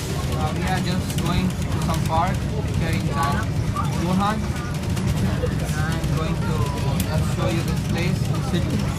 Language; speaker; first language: English; non-native, fluent; Urdu